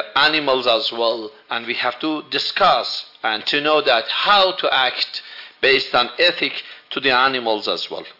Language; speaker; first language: English; non-native, fluent; Persian